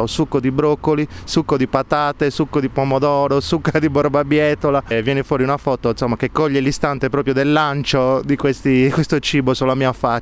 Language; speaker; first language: Italian; native; Italian